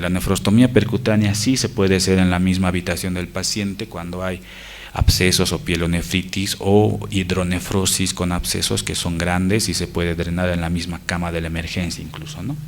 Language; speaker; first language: Spanish; native; Spanish